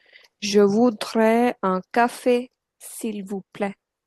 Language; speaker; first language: French; non-native, fluent; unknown